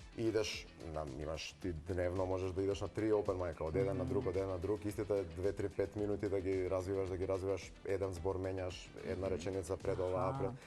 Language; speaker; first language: Macedonian; native; Macedonian